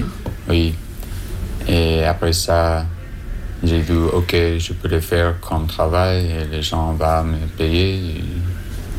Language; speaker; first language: French; non-native, learner; English